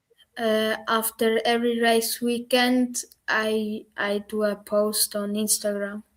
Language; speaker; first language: English; non-native, learner; German